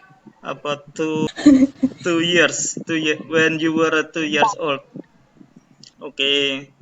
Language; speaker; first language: English; non-native, learner; Indonesian